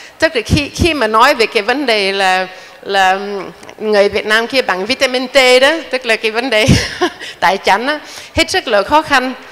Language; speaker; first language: Vietnamese; non-native, fluent; English